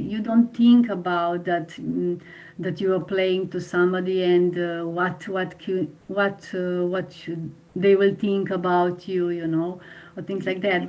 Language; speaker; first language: English; non-native, fluent; Slovenian